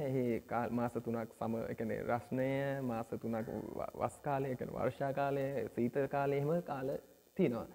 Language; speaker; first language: Sinhala; early bilingual, other home language; Nepali